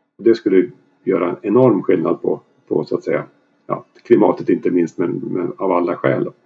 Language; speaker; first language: Swedish; native; Swedish